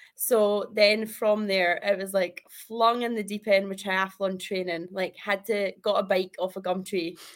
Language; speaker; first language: English; native; English